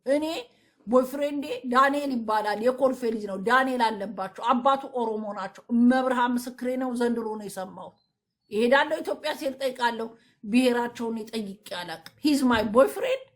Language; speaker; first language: Amharic; native; Amharic